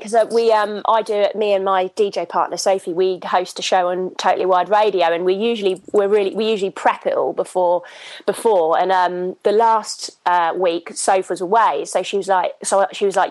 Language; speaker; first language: English; native; English